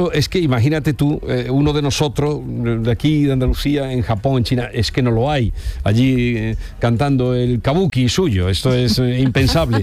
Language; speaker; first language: Spanish; native; Spanish